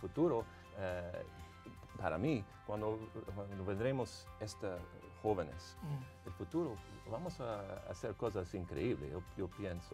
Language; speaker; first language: Spanish; non-native, fluent; English